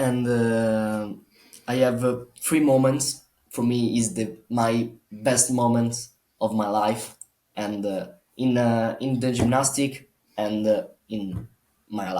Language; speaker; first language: English; non-native, learner; Italian